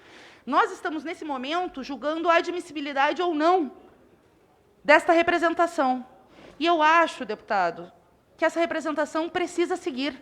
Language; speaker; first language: Portuguese; native; Portuguese